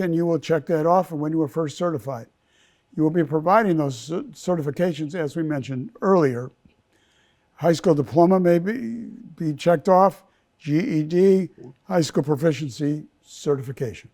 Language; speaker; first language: English; native; English